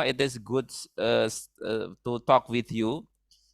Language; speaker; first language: English; non-native, learner; Indonesian